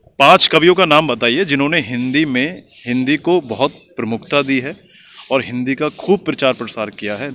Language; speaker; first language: Hindi; native; Hindi